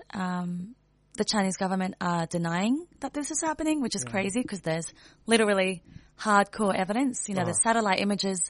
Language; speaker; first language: English; native; English